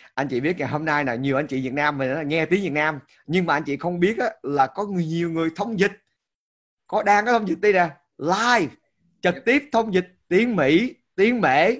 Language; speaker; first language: Vietnamese; early bilingual, heritage; Vietnamese